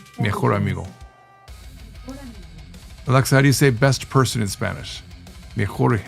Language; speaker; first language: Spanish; non-native, learner; English